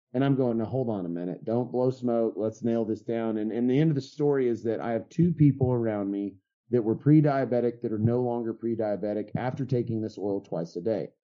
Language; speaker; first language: English; native; English